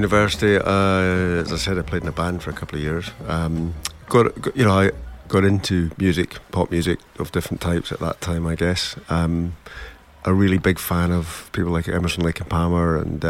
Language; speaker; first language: English; native; English